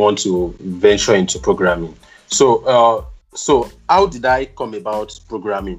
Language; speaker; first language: English; non-native, local second language; Yoruba